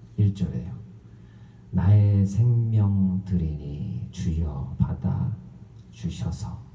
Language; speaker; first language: Korean; native; Korean